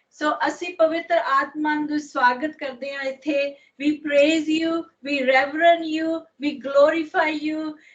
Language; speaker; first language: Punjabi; non-native, learner; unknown